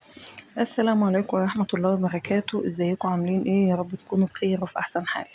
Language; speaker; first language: Arabic; native; Arabic